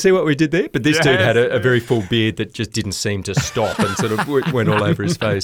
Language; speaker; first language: English; native; English